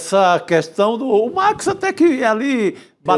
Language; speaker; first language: Portuguese; native; Portuguese